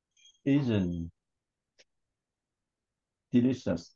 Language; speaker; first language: English; non-native, learner; Vietnamese